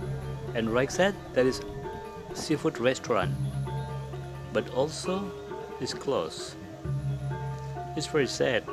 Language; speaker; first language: English; non-native, local second language; Indonesian